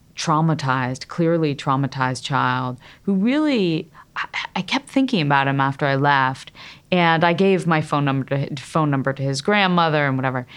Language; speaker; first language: English; native; English